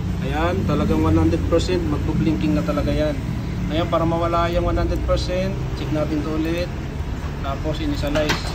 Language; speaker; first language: Filipino; native; Filipino